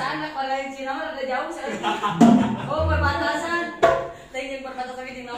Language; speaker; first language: Indonesian; non-native, local second language; Sundanese